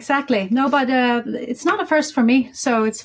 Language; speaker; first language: English; non-native, fluent; Icelandic